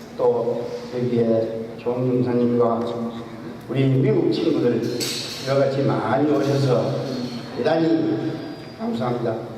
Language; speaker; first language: Korean; native; Korean